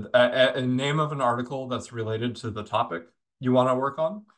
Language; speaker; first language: English; native; English